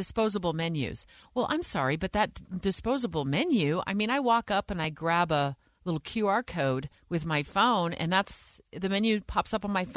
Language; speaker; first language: English; native; English